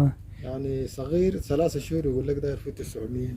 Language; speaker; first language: Arabic; native; Arabic